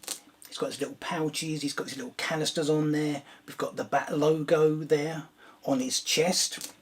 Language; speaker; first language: English; native; English